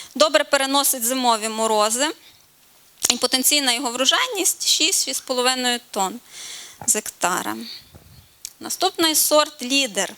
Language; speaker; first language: Ukrainian; native; Ukrainian